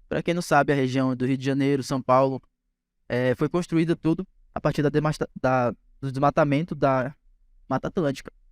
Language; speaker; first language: Portuguese; native; Portuguese